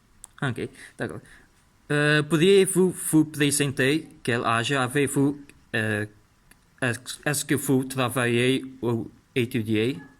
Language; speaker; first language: French; non-native, learner; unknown